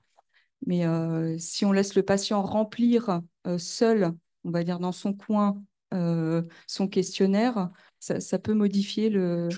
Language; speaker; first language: French; native; French